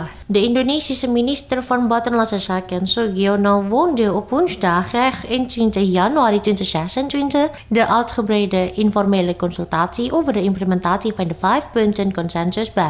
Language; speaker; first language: Dutch; non-native, fluent; Indonesian